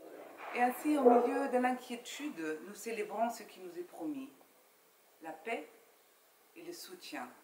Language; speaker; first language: French; native; French